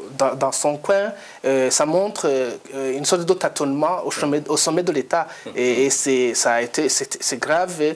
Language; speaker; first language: French; non-native, local second language; Rundi